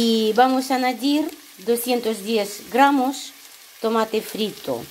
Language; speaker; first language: Spanish; non-native, learner; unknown